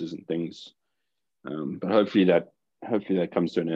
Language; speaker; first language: English; native; English